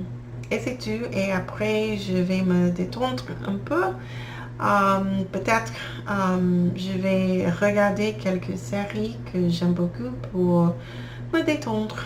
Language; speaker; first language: French; non-native, learner; English